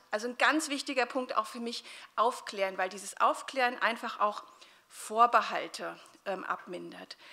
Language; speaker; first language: German; native; German